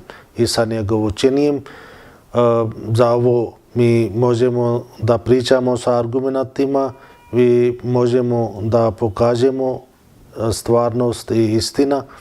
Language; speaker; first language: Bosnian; non-native, fluent; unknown